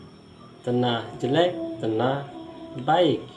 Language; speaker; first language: Indonesian; non-native, learner; Turkish